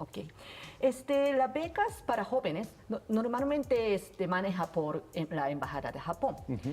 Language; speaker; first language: Spanish; non-native, learner; Japanese